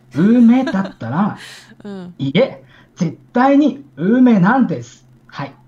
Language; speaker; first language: Japanese; non-native, learner; Chinese